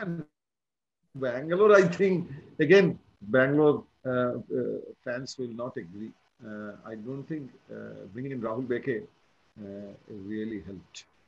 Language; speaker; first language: English; non-native, local second language; Bangla